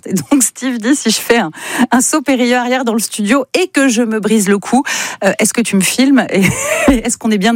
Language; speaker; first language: French; native; French